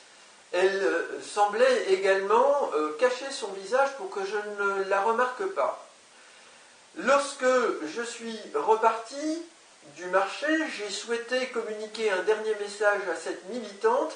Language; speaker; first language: French; native; French